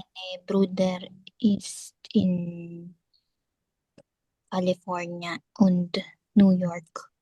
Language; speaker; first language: German; non-native, learner; Filipino